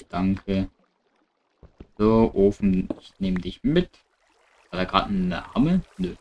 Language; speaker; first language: German; native; German